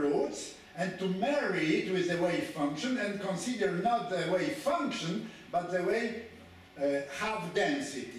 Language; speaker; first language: English; non-native, fluent; Polish